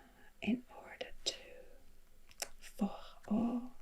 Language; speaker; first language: Norwegian; non-native, learner; German